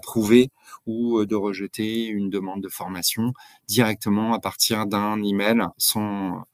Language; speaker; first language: French; native; French